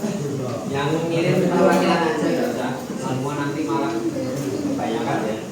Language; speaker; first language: Indonesian; native; Indonesian